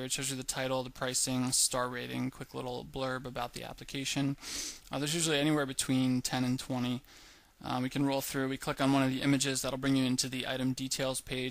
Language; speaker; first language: English; native; English